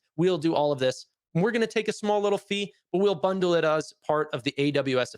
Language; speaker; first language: English; native; English